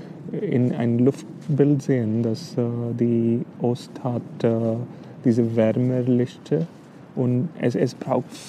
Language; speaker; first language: German; non-native, fluent; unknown